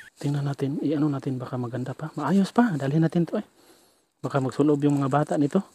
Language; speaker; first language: Filipino; non-native, local second language; Cebuano